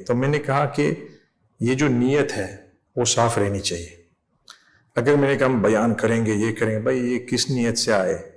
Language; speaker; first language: Urdu; non-native, fluent; English